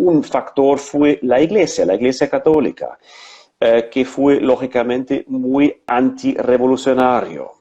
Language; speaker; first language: Spanish; non-native, fluent; German